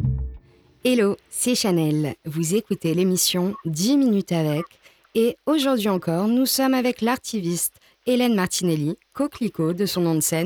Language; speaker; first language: French; native; French